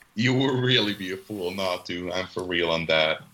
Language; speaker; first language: English; non-native, fluent; Swiss German